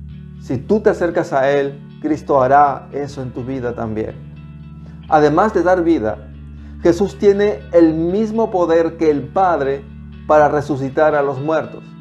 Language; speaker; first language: Spanish; native; Spanish